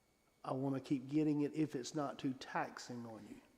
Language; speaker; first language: English; native; English